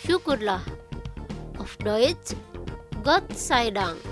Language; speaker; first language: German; non-native, learner; Indonesian